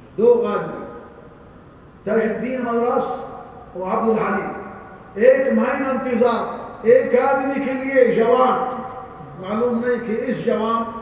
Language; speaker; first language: Urdu; non-native, learner; Arabic